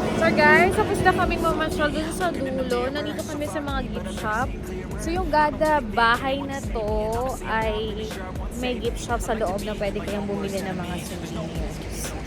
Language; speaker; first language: Filipino; native; Filipino